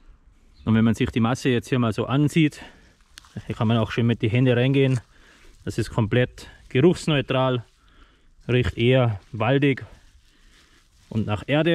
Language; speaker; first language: German; native; German